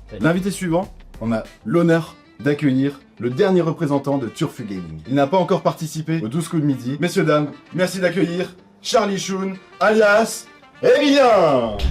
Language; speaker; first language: French; native; French